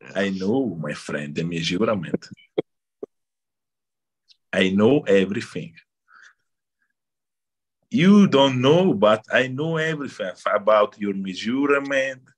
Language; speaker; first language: English; non-native, learner; Italian